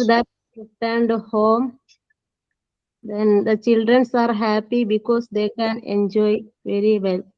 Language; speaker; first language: English; non-native, learner; Malayalam